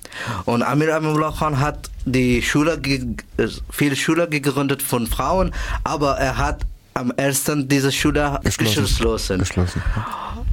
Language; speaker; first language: German; non-native, learner; Persian